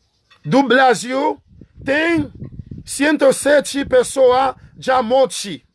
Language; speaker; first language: Portuguese; non-native, learner; Haitian Creole